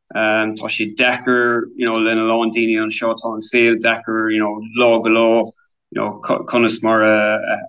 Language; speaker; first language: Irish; non-native, local second language; English